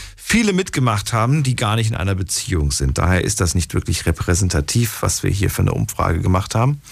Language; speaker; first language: German; non-native, fluent; Slovak